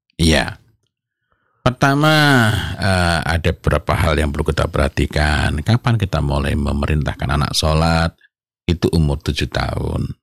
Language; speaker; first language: Indonesian; native; Indonesian